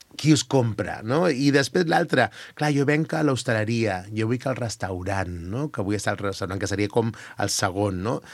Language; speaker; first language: Catalan; native; Catalan